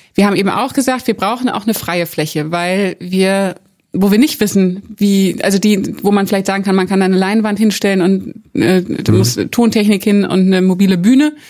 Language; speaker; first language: German; native; German